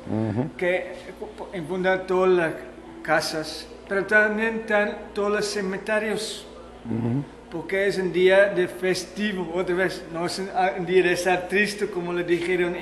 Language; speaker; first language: Spanish; non-native, fluent; Dutch